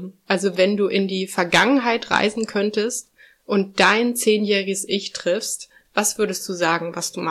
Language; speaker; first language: German; native; German